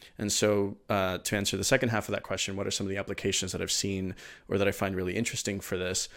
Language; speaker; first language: English; early bilingual, other home language; Spanish